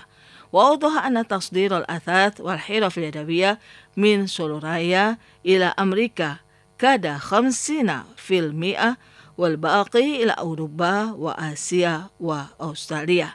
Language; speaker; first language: Arabic; non-native, fluent; Indonesian